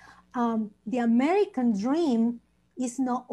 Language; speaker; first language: English; non-native, learner; Spanish